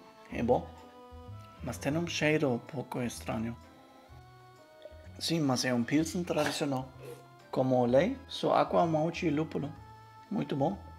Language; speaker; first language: Portuguese; non-native, learner; German